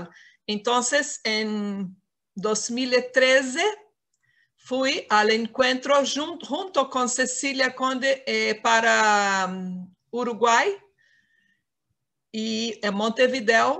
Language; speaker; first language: Spanish; non-native, fluent; Portuguese